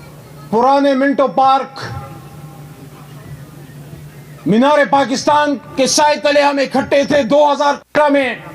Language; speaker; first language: Urdu; native; Urdu